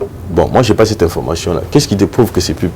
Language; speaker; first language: French; non-native, local second language; Lingala